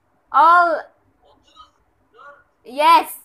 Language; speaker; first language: English; non-native, learner; Indonesian